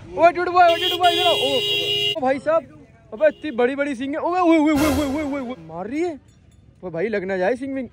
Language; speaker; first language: Urdu; native; Urdu